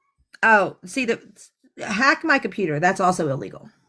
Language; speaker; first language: English; native; English